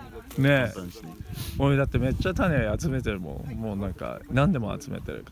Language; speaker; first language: Japanese; non-native, fluent; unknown